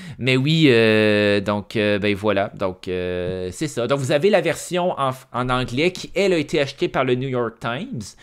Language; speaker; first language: French; native; French